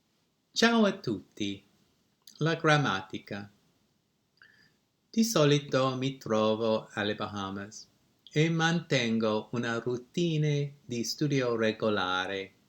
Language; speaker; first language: Italian; non-native, learner; English